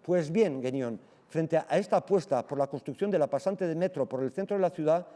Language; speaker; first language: Spanish; non-native, local second language; Basque